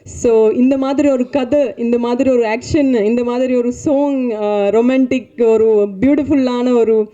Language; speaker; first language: Tamil; non-native, fluent; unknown